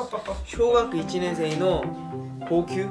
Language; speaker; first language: Japanese; non-native, learner; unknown